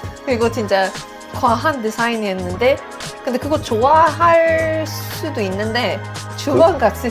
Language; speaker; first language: Korean; non-native, fluent; Swedish